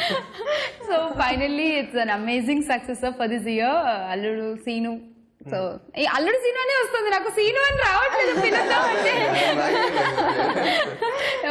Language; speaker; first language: Telugu; native; Telugu